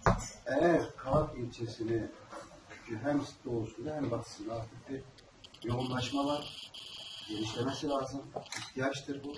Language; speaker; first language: Turkish; native; Turkish